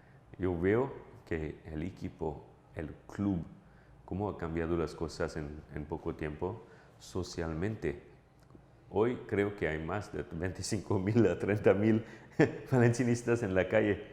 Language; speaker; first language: Spanish; non-native, fluent; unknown